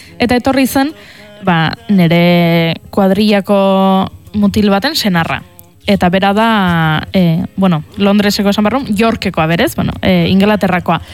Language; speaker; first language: Basque; native; Basque